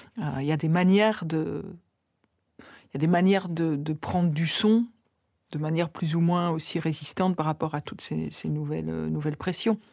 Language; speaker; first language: French; native; French